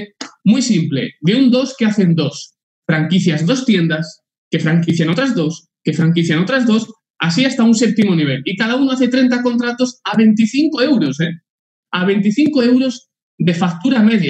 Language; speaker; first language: Spanish; native; Spanish